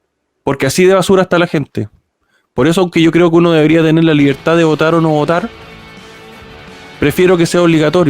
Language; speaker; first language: Spanish; native; Spanish